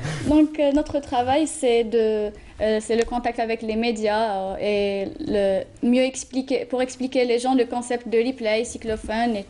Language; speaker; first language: French; non-native, local second language; Arabic